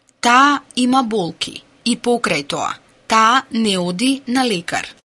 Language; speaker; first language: Macedonian; native; Macedonian